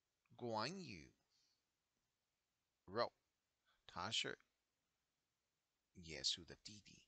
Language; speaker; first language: Chinese; non-native, learner; English